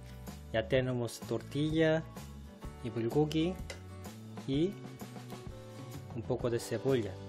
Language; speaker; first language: Spanish; non-native, fluent; Korean